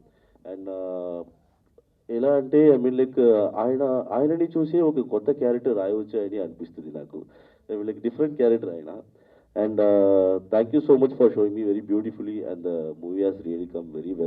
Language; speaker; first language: Telugu; non-native, fluent; Tamil